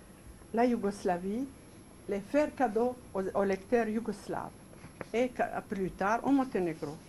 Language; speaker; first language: French; non-native, fluent; Serbian